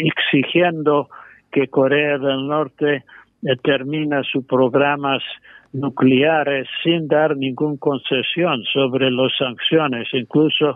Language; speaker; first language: Spanish; non-native, fluent; English